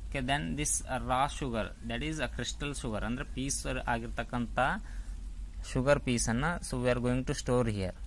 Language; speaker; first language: English; non-native, local second language; Kannada